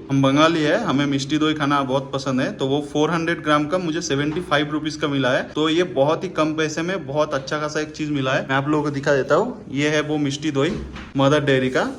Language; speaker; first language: Hindi; non-native, local second language; Bangla